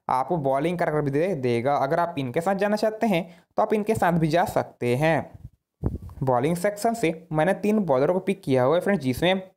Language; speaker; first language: Hindi; native; Hindi